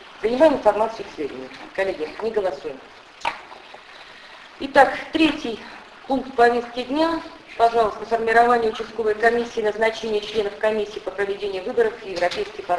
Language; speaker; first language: Russian; native; Russian